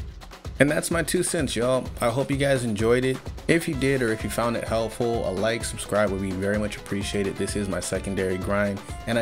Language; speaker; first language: English; native; English